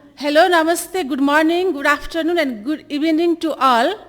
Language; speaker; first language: English; non-native, local second language; Nepali